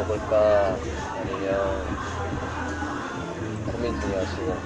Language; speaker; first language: Korean; native; Korean